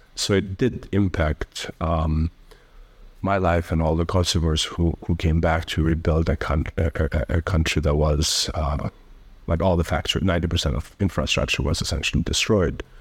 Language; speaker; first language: English; early bilingual, other home language; Albanian